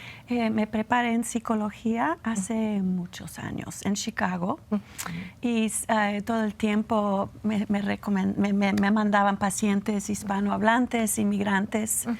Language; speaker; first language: Spanish; non-native, fluent; English